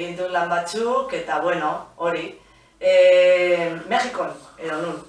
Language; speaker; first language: Basque; non-native, local second language; Spanish